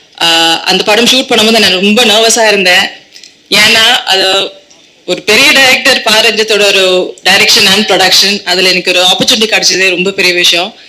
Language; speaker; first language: Tamil; non-native, learner; Malayalam